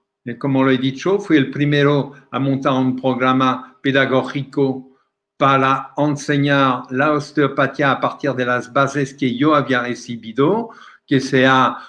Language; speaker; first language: Spanish; non-native, fluent; French